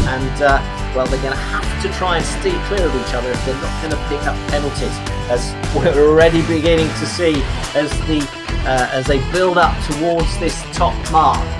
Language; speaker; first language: English; native; English